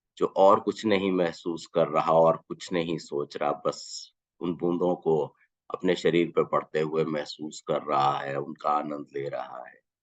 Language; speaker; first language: Hindi; native; Hindi